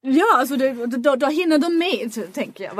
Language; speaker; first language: Swedish; non-native, fluent; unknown